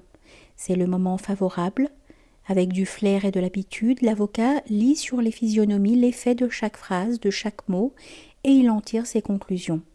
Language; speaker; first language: French; native; French